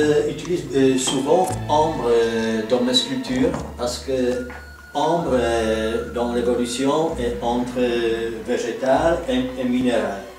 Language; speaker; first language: French; non-native, fluent; Polish